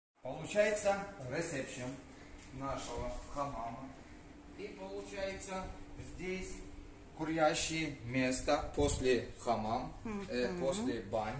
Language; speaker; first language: Russian; non-native, learner; Turkish